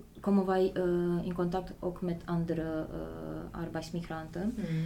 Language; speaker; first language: Dutch; non-native, fluent; Polish